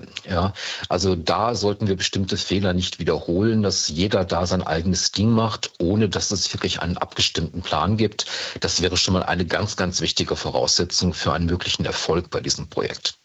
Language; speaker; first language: German; native; German